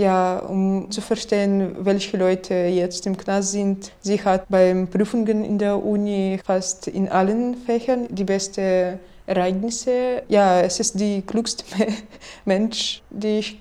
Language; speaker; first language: German; non-native, learner; Belarusian